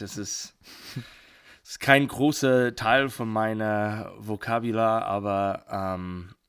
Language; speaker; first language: German; non-native, learner; English